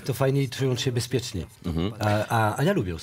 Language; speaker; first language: Polish; non-native, fluent; French